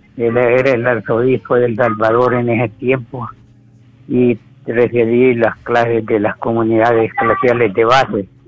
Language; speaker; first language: Spanish; native; Spanish